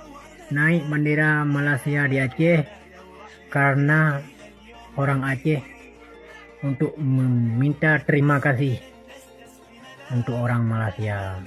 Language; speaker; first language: Indonesian; non-native, local second language; Achinese